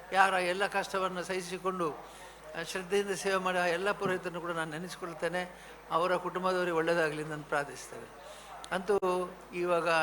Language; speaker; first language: Kannada; non-native, local second language; Tulu